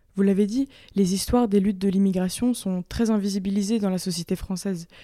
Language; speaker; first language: French; native; French